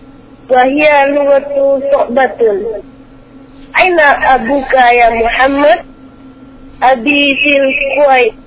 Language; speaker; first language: Arabic; non-native, learner; Indonesian